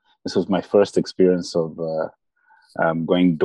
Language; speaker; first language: English; non-native, local second language; Bemba